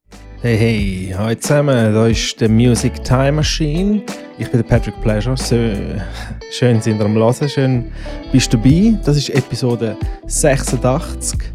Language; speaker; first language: German; native; German